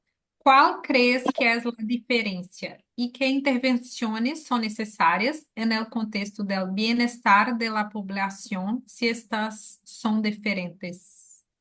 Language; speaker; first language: Spanish; non-native, learner; Portuguese